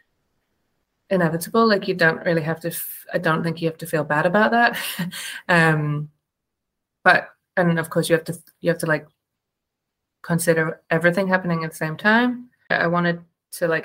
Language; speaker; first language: English; native; English